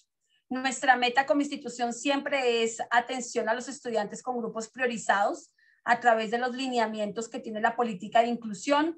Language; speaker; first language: Spanish; native; Spanish